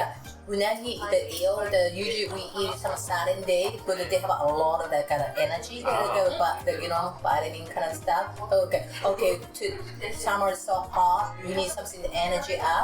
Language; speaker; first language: English; non-native, learner; Japanese